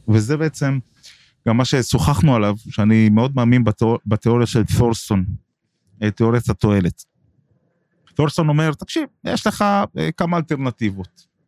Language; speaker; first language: Hebrew; non-native, local second language; Arabic